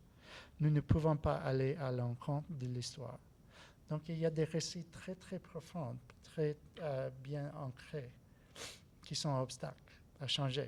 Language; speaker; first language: French; non-native, learner; English